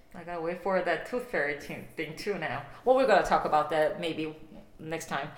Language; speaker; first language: English; non-native, fluent; Korean